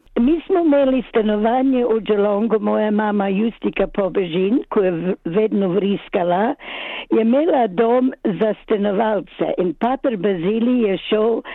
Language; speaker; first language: Slovenian; early bilingual, other home language; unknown